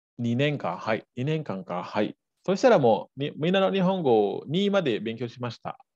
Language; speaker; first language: Japanese; non-native, fluent; Balinese